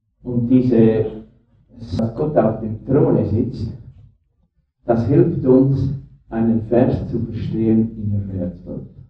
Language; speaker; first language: German; native; German